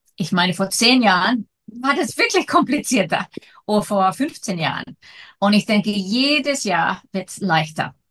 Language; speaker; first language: German; non-native, fluent; Icelandic